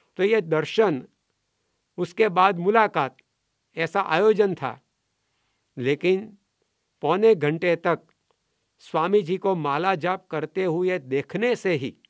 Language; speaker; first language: Hindi; non-native, local second language; Gujarati